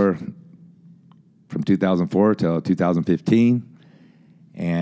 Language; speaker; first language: English; native; English